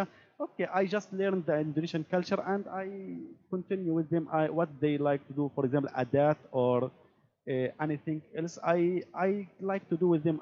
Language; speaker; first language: English; non-native, learner; Arabic